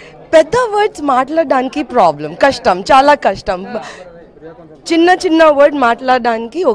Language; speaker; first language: Telugu; non-native, learner; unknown